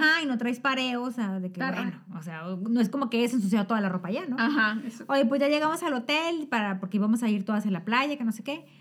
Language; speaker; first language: Spanish; native; Spanish